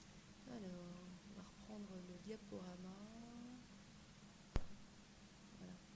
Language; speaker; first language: French; native; French